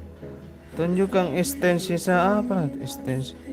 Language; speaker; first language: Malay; non-native, local second language; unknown